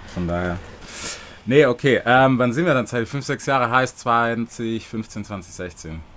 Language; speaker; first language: German; native; German